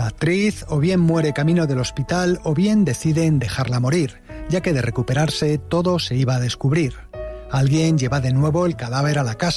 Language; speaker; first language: Spanish; native; Spanish